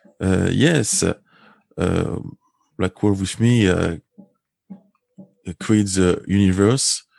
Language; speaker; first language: English; non-native, learner; French